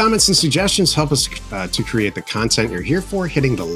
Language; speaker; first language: English; native; English